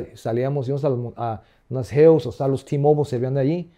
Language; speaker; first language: Spanish; early bilingual, heritage; Spanish